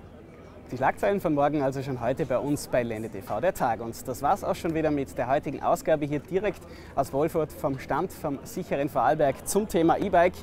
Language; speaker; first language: German; native; German